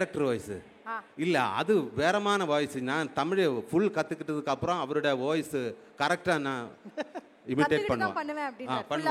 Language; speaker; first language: Tamil; non-native, local second language; Malayalam